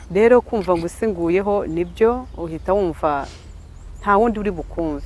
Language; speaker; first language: Kinyarwanda; early bilingual, heritage; Kinyarwanda